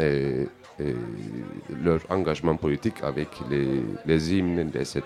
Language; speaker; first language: French; non-native, learner; Turkish